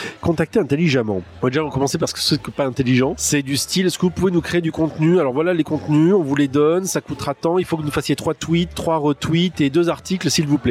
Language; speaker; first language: French; native; French